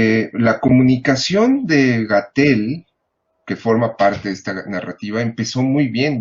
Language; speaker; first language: Spanish; native; Spanish